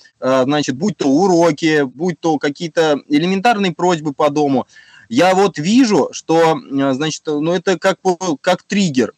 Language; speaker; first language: Russian; native; Russian